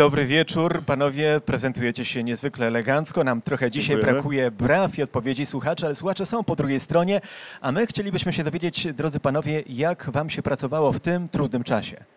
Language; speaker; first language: Polish; native; Polish